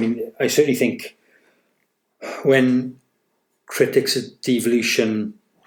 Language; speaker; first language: English; native; English